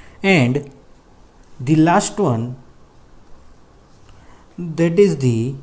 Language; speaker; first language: English; non-native, local second language; Gujarati